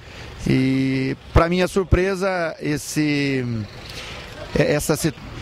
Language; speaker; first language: Portuguese; native; Portuguese